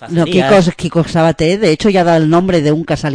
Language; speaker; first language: Spanish; native; Spanish